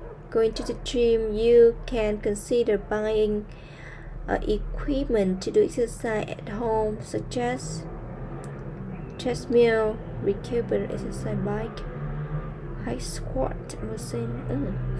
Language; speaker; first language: English; non-native, fluent; Vietnamese